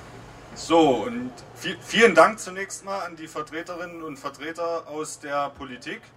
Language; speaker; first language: German; native; German